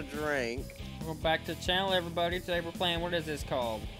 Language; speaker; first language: English; native; English